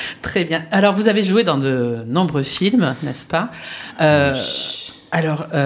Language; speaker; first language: French; native; French